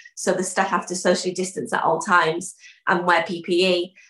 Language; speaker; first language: English; early bilingual, other home language; Dutch